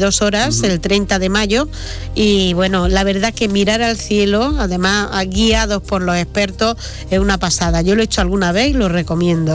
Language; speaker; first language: Spanish; native; Spanish